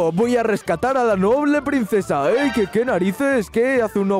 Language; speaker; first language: Spanish; native; Spanish